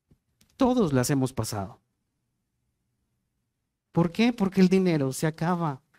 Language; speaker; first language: Spanish; native; Spanish